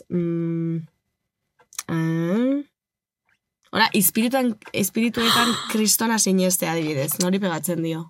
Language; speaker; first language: Basque; native; Basque